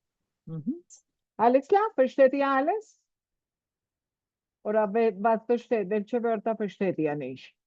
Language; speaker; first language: German; non-native, fluent; Spanish